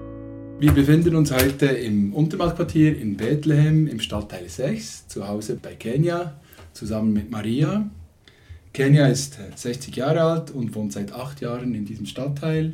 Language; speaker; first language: German; native; German